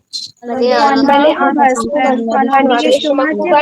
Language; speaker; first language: Persian; non-native, learner; Urdu